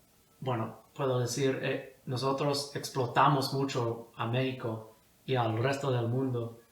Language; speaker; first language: Spanish; non-native, fluent; English